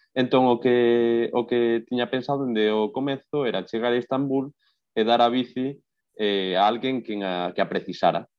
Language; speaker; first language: Galician; non-native, local second language; Spanish